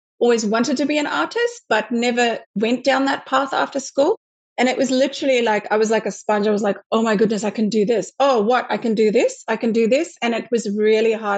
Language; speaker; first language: English; native; English